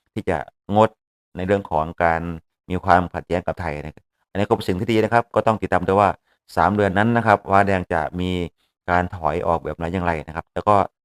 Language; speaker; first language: Thai; native; Thai